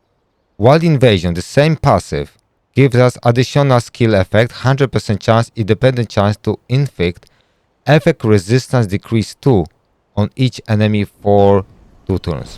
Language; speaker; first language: English; non-native, fluent; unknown